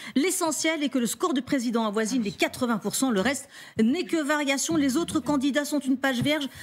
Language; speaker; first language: French; native; French